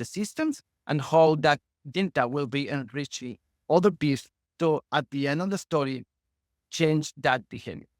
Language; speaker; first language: English; non-native, fluent; Spanish